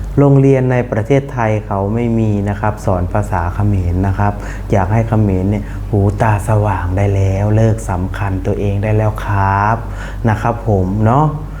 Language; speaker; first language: Thai; non-native, fluent; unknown